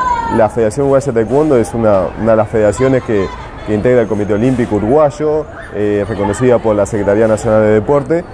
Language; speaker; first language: Spanish; native; Spanish